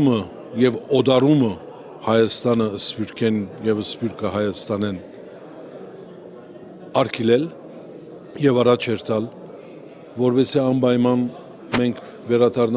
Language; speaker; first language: Armenian; early bilingual, heritage; Armenian